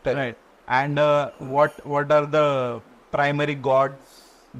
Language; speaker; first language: English; non-native, local second language; Konkani